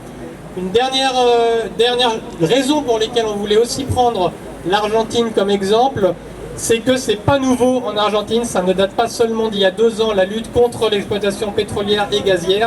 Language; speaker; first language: French; native; French